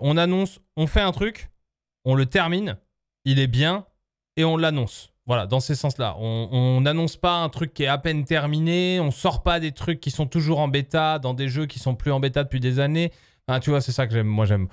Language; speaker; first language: French; native; French